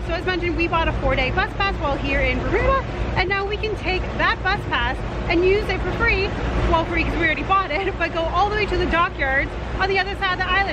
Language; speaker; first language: English; native; English